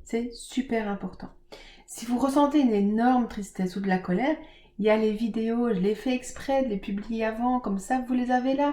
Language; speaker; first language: French; native; French